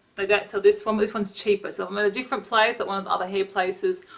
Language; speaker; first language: English; native; English